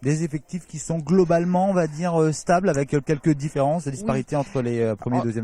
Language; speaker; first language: French; native; French